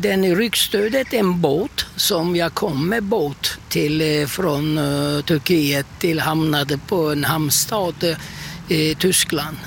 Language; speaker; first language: Swedish; non-native, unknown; Turkish